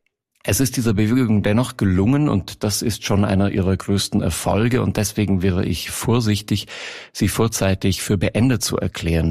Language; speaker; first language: German; native; German